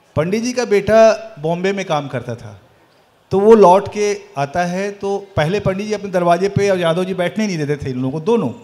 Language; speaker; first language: Hindi; native; Hindi